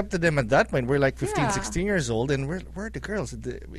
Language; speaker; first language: English; non-native, local second language; Filipino